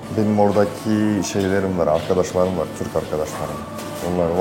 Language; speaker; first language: Turkish; non-native, learner; Kazakh